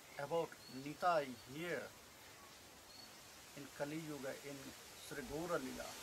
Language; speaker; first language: English; non-native, local second language; Bangla